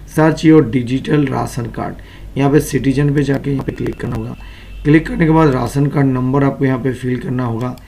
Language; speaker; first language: Hindi; non-native, local second language; Bangla